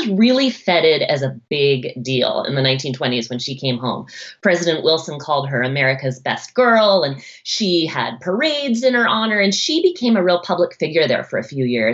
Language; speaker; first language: English; native; English